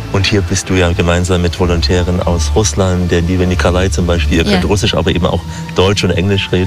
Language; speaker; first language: German; native; German